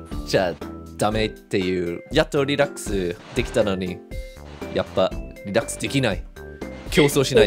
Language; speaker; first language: Japanese; non-native, fluent; English